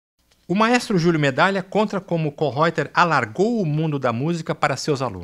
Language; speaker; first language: Portuguese; native; Portuguese